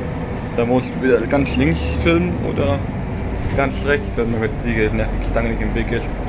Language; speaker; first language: German; native; German